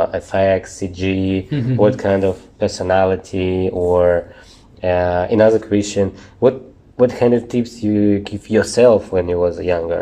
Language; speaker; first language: English; non-native, learner; Russian